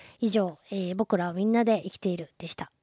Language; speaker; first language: Japanese; native; Japanese